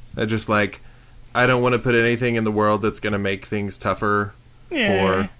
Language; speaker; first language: English; native; English